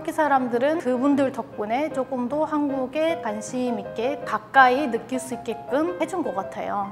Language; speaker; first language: Korean; non-native, fluent; Turkish